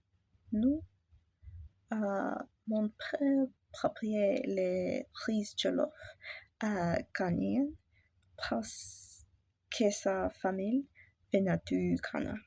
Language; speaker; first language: French; non-native, learner; English